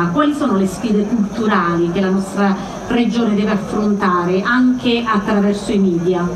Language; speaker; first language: Italian; native; Italian